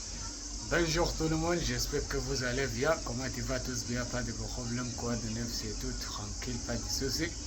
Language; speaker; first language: French; non-native, learner; Arabic